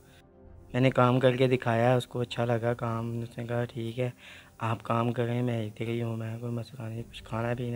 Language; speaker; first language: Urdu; non-native, local second language; Punjabi